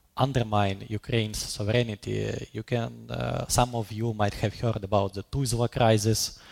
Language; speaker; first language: English; non-native, fluent; Russian